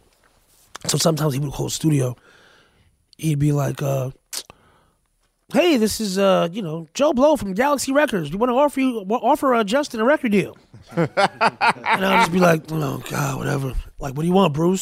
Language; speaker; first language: English; native; English